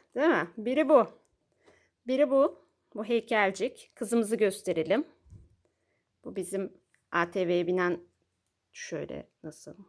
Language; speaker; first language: Turkish; native; Turkish